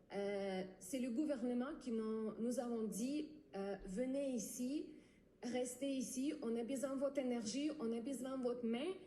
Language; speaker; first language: French; non-native, learner; Ukrainian